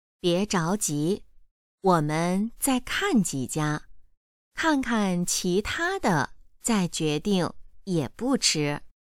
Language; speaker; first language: Chinese; native; Chinese